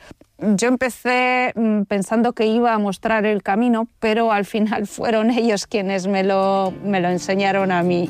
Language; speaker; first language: Spanish; non-native, fluent; Polish